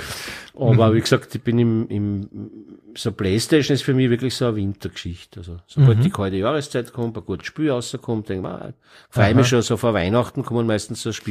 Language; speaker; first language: German; native; German